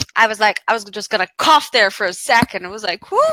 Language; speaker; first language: English; non-native, fluent; Bulgarian